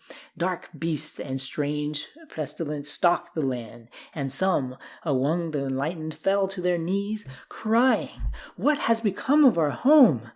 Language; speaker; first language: English; native; English